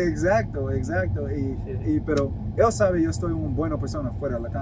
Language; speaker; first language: Spanish; non-native, learner; English